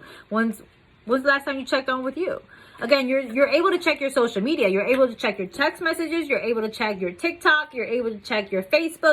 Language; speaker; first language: English; native; English